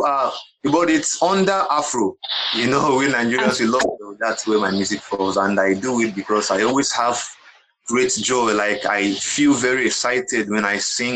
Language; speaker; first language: English; non-native, local second language; Igbo